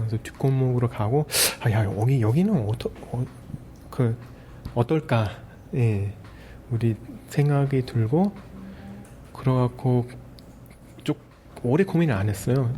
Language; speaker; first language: Korean; early bilingual, heritage; Korean